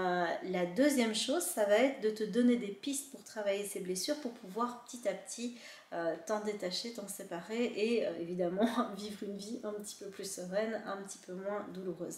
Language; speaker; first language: French; native; French